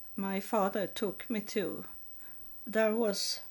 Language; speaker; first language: English; non-native, learner; Swedish